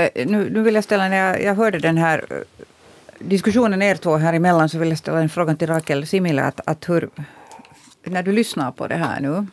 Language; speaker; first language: Swedish; native; Swedish